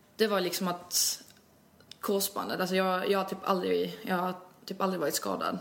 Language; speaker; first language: Swedish; early bilingual, other home language; Albanian